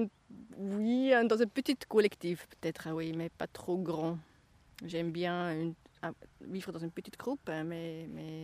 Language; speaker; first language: French; non-native, fluent; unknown